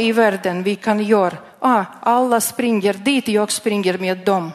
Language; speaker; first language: Swedish; non-native, learner; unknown